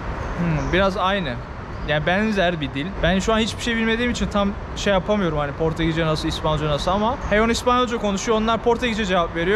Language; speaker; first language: Turkish; native; Turkish